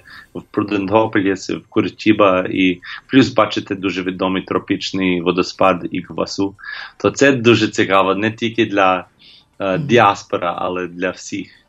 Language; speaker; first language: Ukrainian; non-native, learner; English